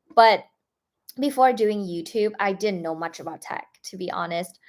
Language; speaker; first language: English; non-native, fluent; Vietnamese